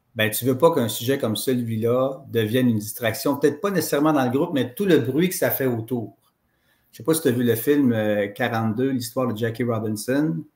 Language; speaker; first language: French; native; French